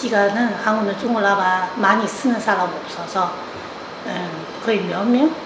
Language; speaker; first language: Korean; non-native, learner; Chinese